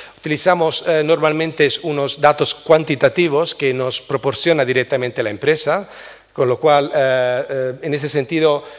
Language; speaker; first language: Spanish; non-native, fluent; Italian